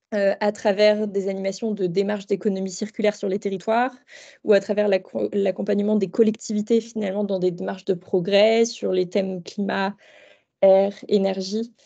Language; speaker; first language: French; native; French